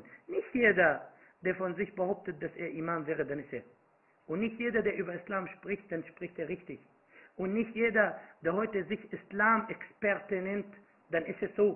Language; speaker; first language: German; non-native, fluent; Arabic